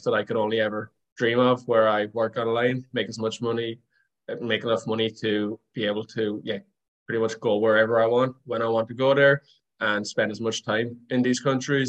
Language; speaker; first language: English; native; English